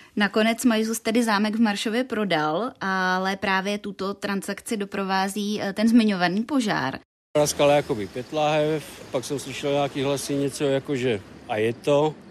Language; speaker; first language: Czech; native; Czech